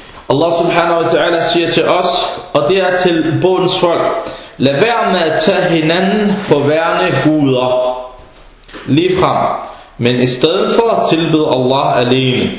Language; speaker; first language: Danish; early bilingual, other home language; Arabic